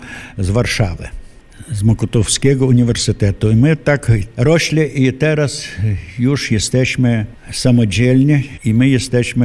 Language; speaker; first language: Polish; early bilingual, heritage; Polish